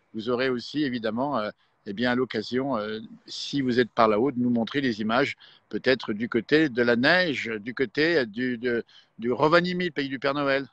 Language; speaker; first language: French; native; French